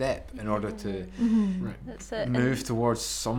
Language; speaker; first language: English; native; English